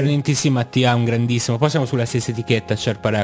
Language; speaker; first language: Italian; native; Italian